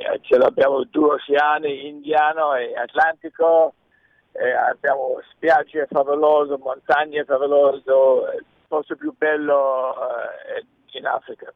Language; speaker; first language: Italian; early bilingual, heritage; English